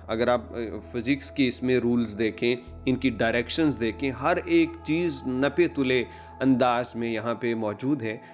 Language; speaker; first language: Urdu; non-native, local second language; Punjabi